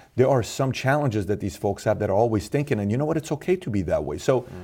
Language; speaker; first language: English; early bilingual, other home language; Persian